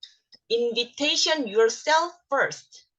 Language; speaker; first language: English; non-native, learner; Korean